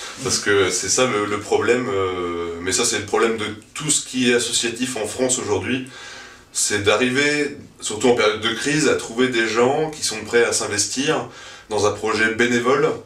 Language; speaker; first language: French; native; French